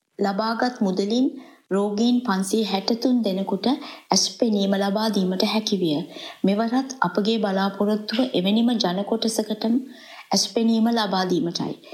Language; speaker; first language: Sinhala; native; Sinhala